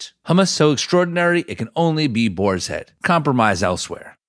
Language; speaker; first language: English; native; English